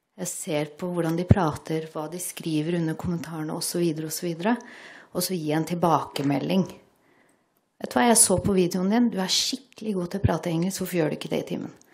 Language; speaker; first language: Norwegian; early bilingual, other home language; Kurdish